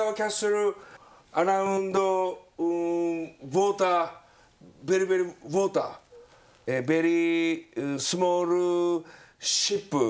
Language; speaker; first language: English; non-native, learner; Japanese